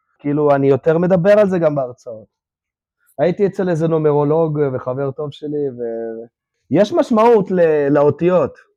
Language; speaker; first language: Hebrew; early bilingual, other home language; Russian